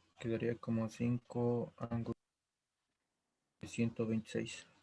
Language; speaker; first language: Spanish; native; Spanish